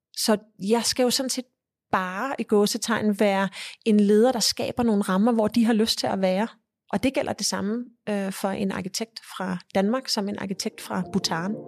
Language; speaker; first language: Danish; early bilingual, heritage; Danish